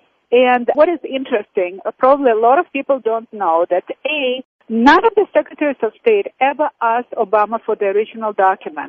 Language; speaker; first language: English; non-native, fluent; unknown